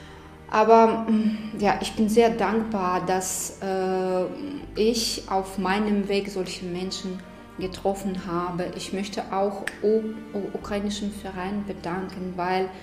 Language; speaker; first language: German; non-native, fluent; Ukrainian